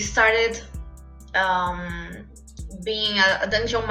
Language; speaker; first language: English; non-native, fluent; Portuguese